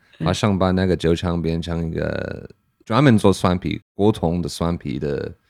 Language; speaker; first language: Chinese; non-native, fluent; English